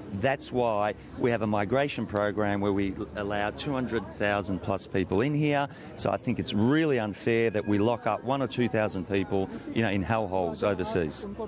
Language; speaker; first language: English; early bilingual, other home language; Italian